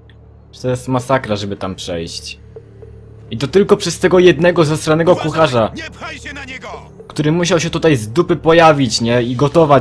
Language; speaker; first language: Polish; native; Polish